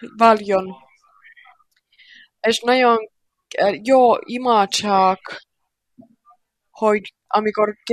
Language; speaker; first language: Hungarian; non-native, learner; Finnish